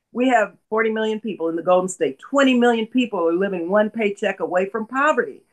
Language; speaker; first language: English; native; English